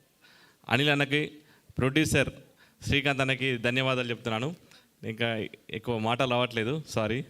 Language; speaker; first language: Telugu; native; Telugu